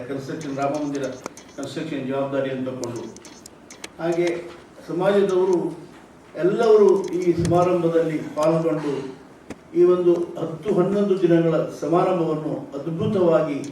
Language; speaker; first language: Kannada; non-native, local second language; Konkani